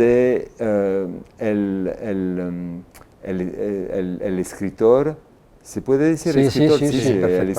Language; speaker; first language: Spanish; non-native, fluent; French